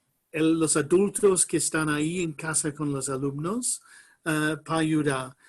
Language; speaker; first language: Spanish; non-native, fluent; English